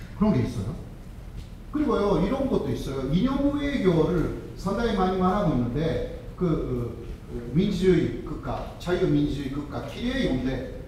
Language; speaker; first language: Korean; non-native, fluent; Japanese